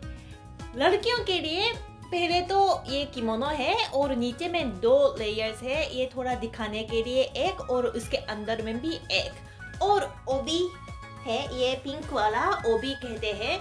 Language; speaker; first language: Hindi; non-native, fluent; Japanese